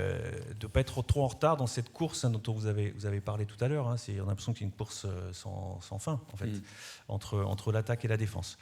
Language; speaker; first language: French; native; French